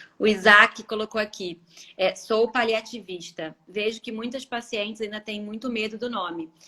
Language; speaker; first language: Portuguese; native; Portuguese